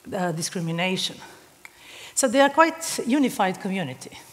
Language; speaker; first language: English; non-native, fluent; Serbian